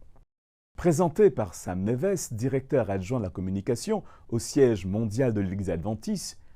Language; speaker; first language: French; native; French